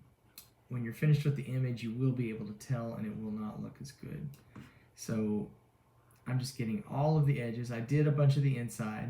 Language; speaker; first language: English; native; English